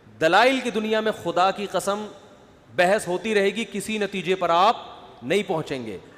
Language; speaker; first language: Urdu; native; Urdu